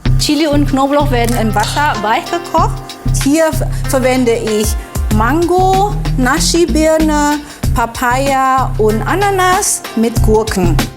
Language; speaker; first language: German; non-native, fluent; Indonesian